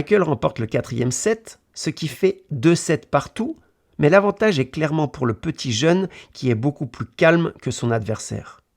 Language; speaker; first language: French; native; French